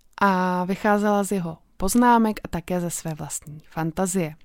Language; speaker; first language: Czech; native; Czech